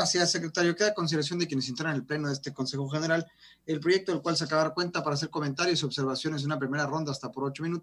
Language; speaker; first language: Spanish; native; Spanish